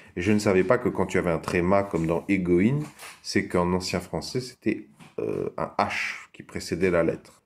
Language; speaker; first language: French; native; French